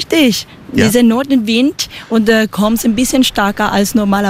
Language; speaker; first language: German; non-native, learner; Spanish